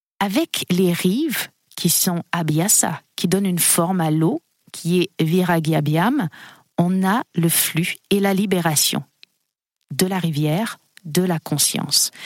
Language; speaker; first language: French; native; French